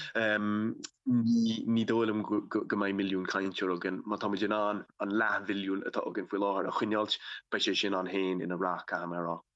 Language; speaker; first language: Irish; native; Irish